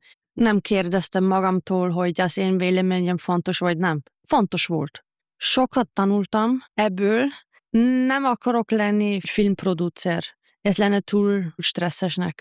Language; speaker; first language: Hungarian; non-native, fluent; Japanese